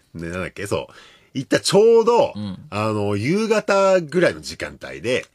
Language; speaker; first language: Japanese; native; Japanese